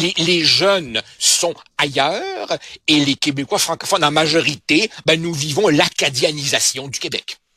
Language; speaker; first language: French; early bilingual, other home language; Spanish